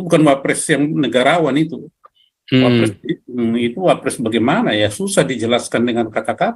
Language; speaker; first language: Indonesian; native; Indonesian